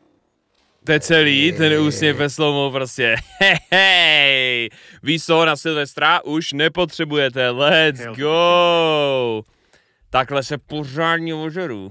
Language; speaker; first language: Czech; native; Czech